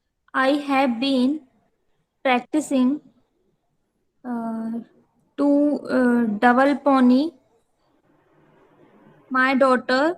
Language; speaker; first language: English; non-native, learner; Hindi